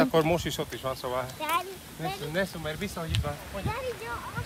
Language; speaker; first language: Hungarian; non-native, learner; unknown